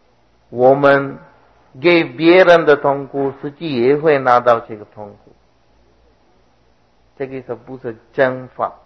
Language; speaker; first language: Chinese; non-native, fluent; Sinhala